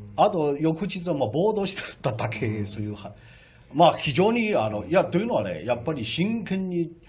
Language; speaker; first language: Japanese; non-native, fluent; Chinese